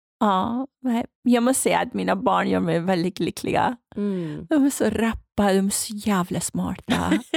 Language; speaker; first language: Swedish; non-native, fluent; Persian